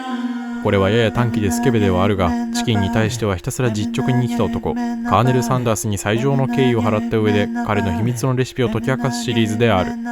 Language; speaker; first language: Japanese; native; Japanese